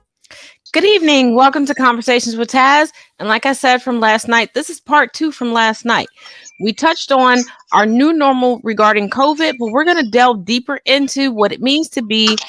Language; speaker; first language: English; native; English